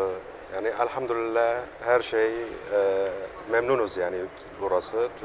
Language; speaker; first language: Turkish; non-native, learner; Arabic